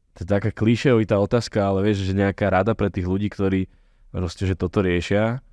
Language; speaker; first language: Slovak; native; Slovak